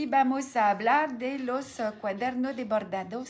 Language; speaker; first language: Spanish; non-native, learner; French